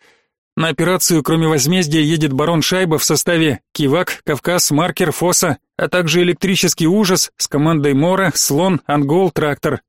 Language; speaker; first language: Russian; native; Russian